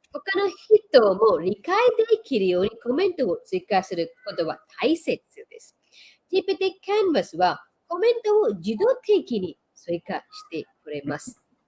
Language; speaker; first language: Japanese; non-native, fluent; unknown